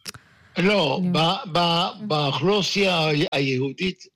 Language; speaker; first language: Hebrew; non-native, fluent; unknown